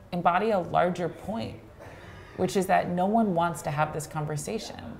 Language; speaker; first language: English; native; English